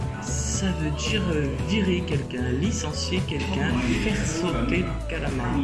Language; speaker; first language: French; native; French